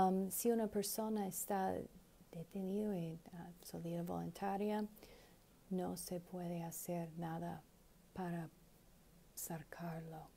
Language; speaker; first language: Spanish; non-native, learner; English